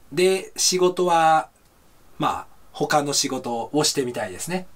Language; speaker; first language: Japanese; native; Japanese